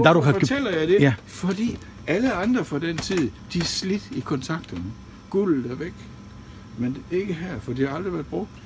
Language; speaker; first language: Danish; native; Danish